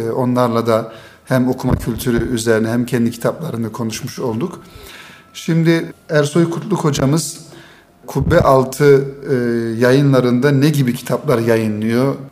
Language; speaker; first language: Turkish; native; Turkish